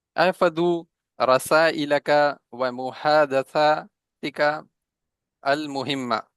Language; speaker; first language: Arabic; non-native, learner; Hindi